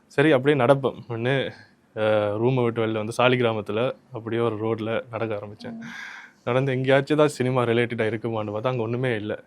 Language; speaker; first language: Tamil; early bilingual, heritage; Tamil